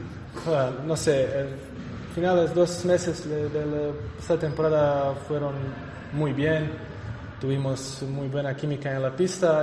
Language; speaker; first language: Spanish; non-native, fluent; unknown